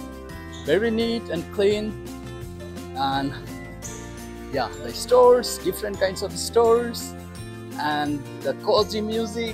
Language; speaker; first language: English; non-native, learner; Bangla